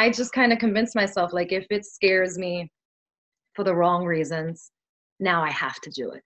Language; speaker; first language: English; early bilingual, other home language; Spanish